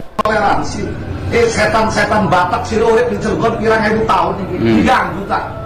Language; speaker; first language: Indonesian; non-native, local second language; Javanese